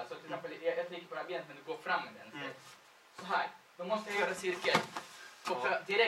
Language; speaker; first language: Swedish; non-native, fluent; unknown